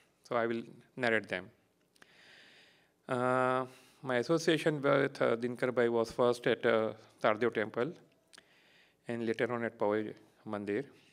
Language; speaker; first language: English; non-native, local second language; Gujarati